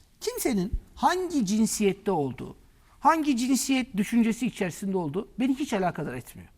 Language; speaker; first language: Turkish; native; Turkish